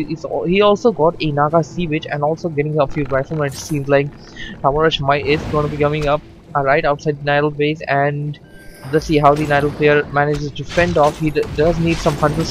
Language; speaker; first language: English; non-native, fluent; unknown